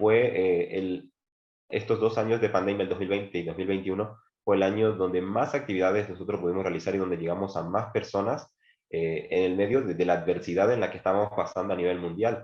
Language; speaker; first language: Spanish; native; Spanish